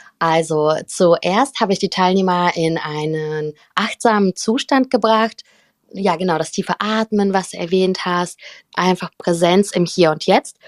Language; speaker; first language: German; early bilingual, other home language; Russian